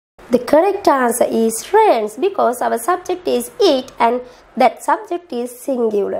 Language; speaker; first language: English; non-native, local second language; Sinhala